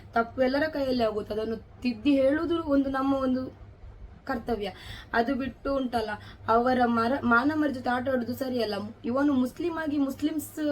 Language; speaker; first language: Kannada; non-native, local second language; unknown